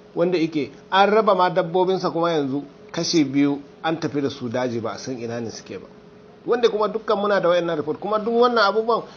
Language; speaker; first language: Hausa; non-native, local second language; Fula